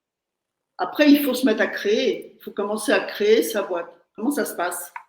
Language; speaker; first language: French; native; French